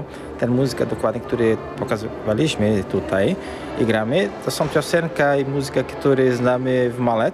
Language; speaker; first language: Polish; early bilingual, heritage; Portuguese